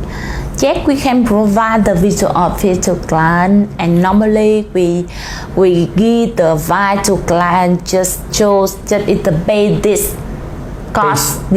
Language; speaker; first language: English; non-native, learner; Vietnamese